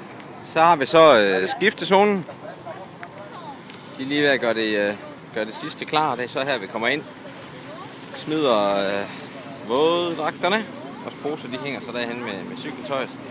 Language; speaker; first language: Danish; native; Danish